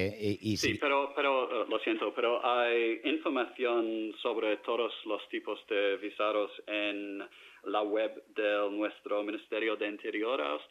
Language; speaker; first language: Spanish; non-native, fluent; English